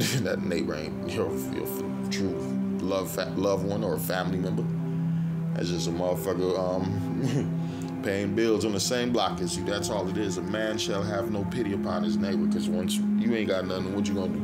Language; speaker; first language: English; native; English